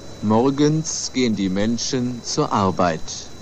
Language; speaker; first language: German; non-native, fluent; Swedish